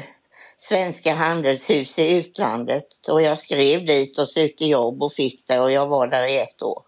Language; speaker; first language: Swedish; native; Swedish